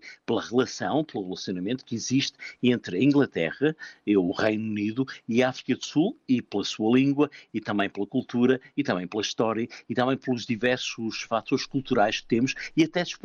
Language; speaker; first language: Portuguese; native; Portuguese